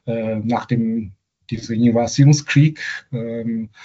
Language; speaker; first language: German; non-native, fluent; Chinese